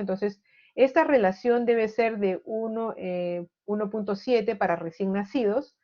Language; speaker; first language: Spanish; native; Spanish